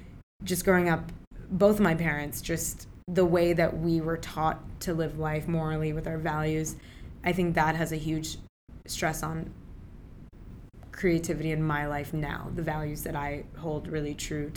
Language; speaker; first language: English; early bilingual, other home language; Urdu